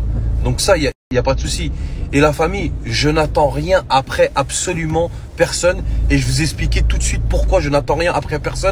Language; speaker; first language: French; native; French